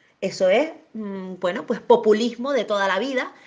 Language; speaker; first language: Spanish; native; Spanish